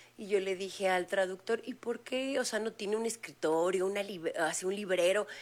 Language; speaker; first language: Spanish; native; Spanish